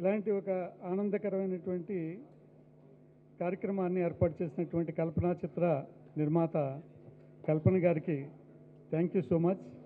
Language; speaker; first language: Telugu; native; Telugu